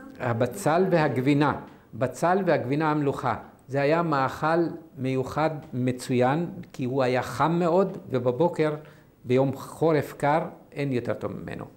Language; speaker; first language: Hebrew; non-native, fluent; Arabic